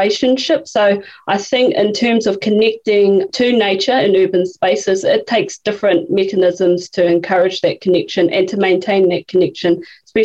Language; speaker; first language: English; native; English